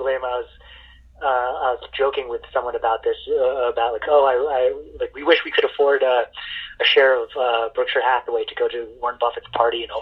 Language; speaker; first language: English; native; English